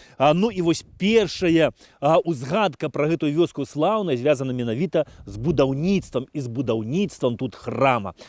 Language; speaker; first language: Belarusian; native; Belarusian